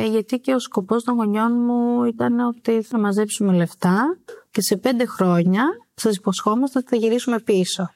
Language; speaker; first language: Greek; early bilingual, other home language; Albanian